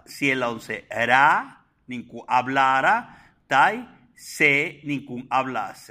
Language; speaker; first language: Finnish; non-native, fluent; Spanish